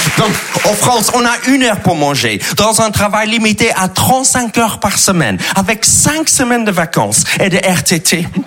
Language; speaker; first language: French; non-native, fluent; English